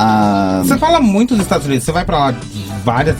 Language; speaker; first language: Portuguese; native; Portuguese